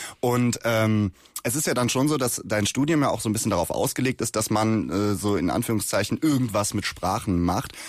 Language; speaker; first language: German; native; German